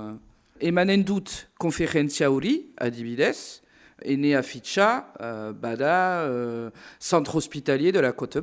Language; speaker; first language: Basque; non-native, local second language; French